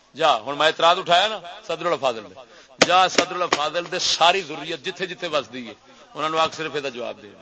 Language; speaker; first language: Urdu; non-native, local second language; Punjabi